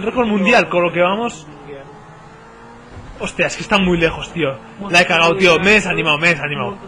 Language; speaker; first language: Spanish; native; Spanish